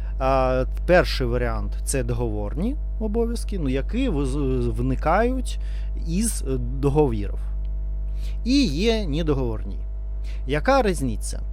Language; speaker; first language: Ukrainian; non-native, learner; Russian